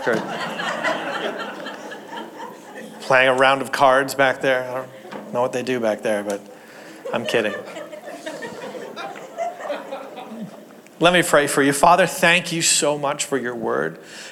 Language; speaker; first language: English; native; English